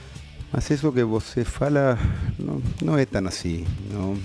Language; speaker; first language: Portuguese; non-native, fluent; Spanish